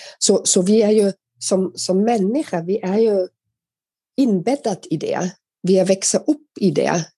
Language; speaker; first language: Swedish; non-native, fluent; German